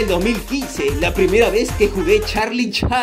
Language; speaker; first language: Spanish; native; Spanish